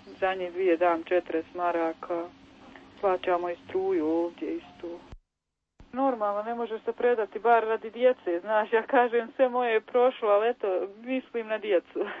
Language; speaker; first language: Croatian; native; Croatian